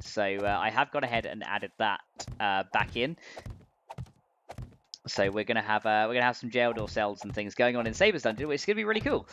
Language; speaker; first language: English; native; English